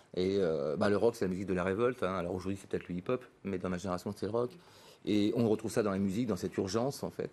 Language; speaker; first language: French; native; French